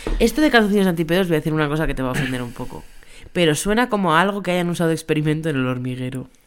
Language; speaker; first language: Spanish; native; Spanish